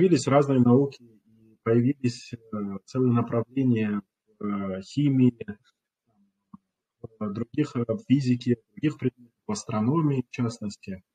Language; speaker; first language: Russian; non-native, local second language; Kumyk